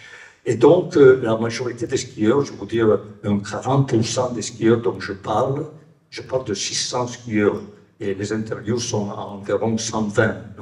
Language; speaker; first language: French; non-native, fluent; Italian